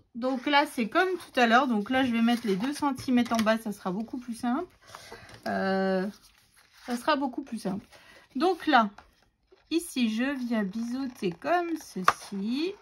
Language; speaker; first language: French; native; French